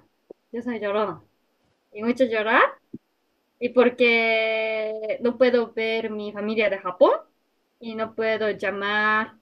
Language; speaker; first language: Spanish; non-native, learner; Japanese